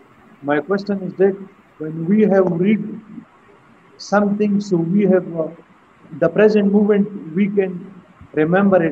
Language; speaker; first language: English; non-native, learner; Pashto